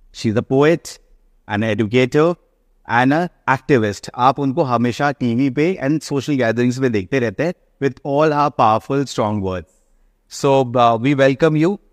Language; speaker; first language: Hindi; native; Hindi